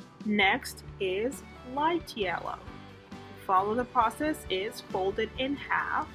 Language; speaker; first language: English; native; English